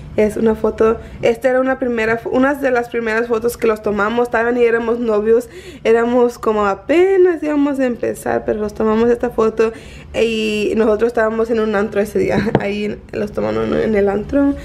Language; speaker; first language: Spanish; early bilingual, heritage; Spanish